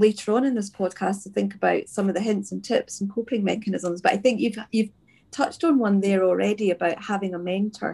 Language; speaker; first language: English; native; English